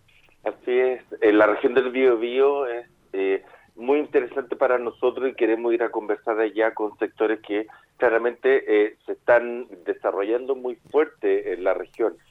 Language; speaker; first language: Spanish; native; Spanish